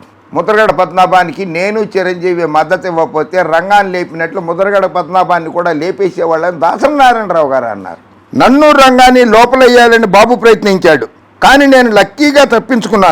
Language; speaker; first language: Telugu; native; Telugu